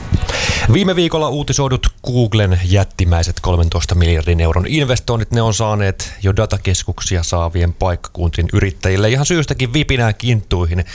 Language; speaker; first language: Finnish; native; Finnish